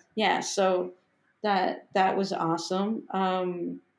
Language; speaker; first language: English; native; English